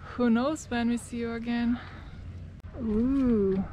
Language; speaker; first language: English; non-native, learner; Slovenian